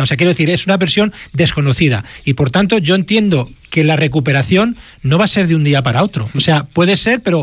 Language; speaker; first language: Spanish; native; Spanish